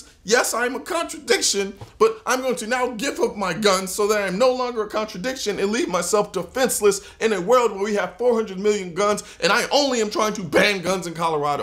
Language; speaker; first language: English; native; English